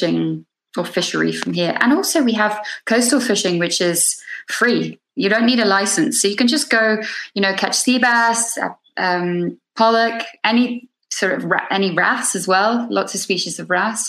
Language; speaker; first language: English; native; English